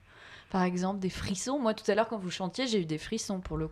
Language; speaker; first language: French; native; French